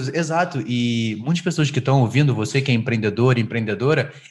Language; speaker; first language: Portuguese; native; Portuguese